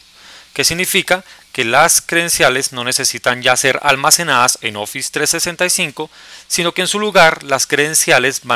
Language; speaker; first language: Spanish; native; Spanish